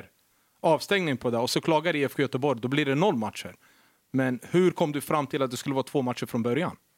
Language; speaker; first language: Swedish; native; Swedish